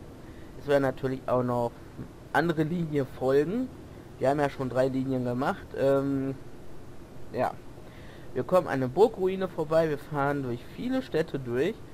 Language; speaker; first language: German; native; German